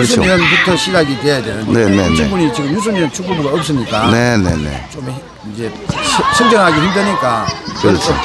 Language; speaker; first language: Korean; native; Korean